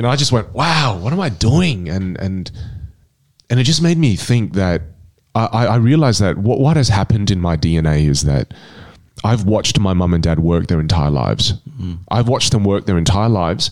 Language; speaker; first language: English; non-native, local second language; Min Nan Chinese